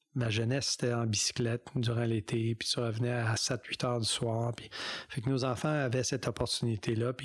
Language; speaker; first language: French; non-native, local second language; English